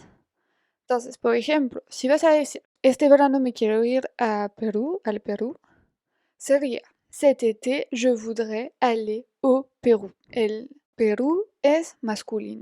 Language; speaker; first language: Spanish; non-native, fluent; French